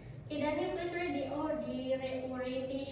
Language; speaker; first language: English; non-native, learner; Indonesian